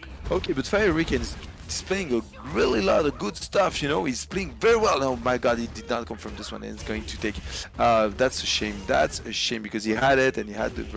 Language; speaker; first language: English; non-native, fluent; French